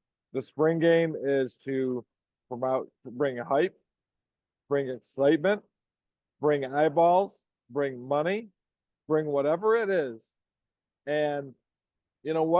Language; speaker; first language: English; native; English